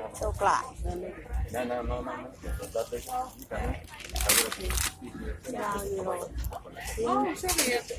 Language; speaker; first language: Dutch; non-native, learner; Thai